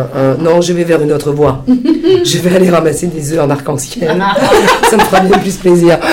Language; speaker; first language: French; early bilingual, heritage; Italian